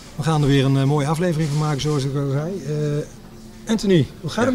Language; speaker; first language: Dutch; native; Dutch